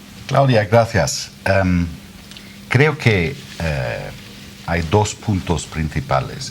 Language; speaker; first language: Spanish; non-native, fluent; German